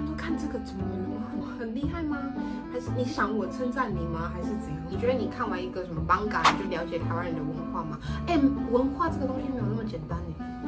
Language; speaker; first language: Chinese; native; Chinese